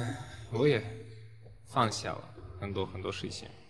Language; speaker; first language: Chinese; non-native, fluent; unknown